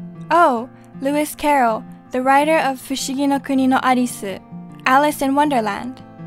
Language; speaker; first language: English; early bilingual, other home language; Japanese